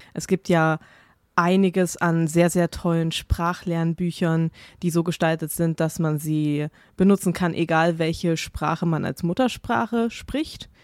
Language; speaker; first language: German; native; German